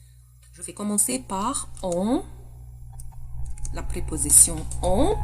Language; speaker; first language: French; non-native, fluent; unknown